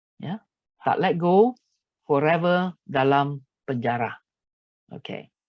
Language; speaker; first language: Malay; non-native, local second language; Chinese